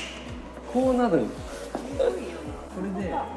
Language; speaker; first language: Japanese; native; Japanese